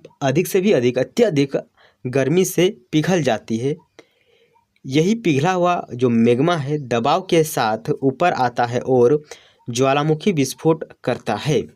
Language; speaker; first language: Hindi; native; Hindi